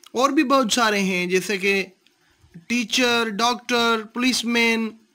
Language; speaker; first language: Urdu; non-native, local second language; Sindhi